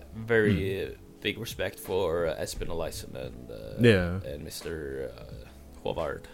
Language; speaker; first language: English; non-native, fluent; Norwegian